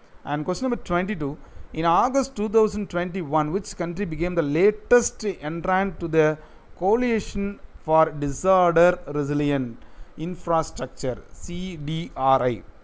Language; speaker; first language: English; non-native, local second language; Tamil